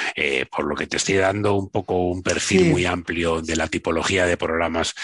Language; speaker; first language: Spanish; native; Spanish